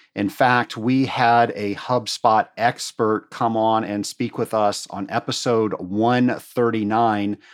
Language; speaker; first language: English; native; English